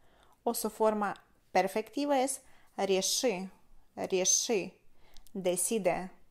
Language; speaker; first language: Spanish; non-native, fluent; Russian